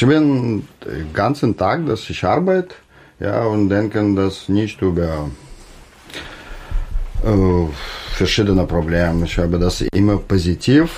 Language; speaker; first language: German; non-native, learner; Russian